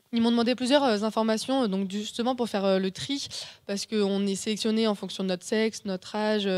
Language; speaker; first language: French; native; French